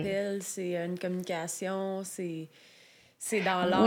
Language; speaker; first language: French; native; French